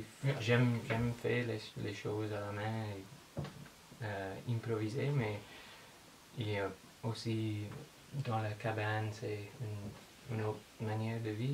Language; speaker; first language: French; non-native, learner; English